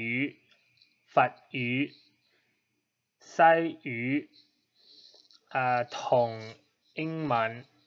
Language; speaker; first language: Cantonese; non-native, learner; English